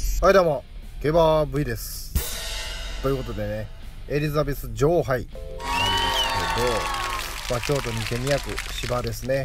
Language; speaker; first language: Japanese; native; Japanese